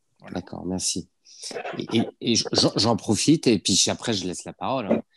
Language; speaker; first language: French; native; French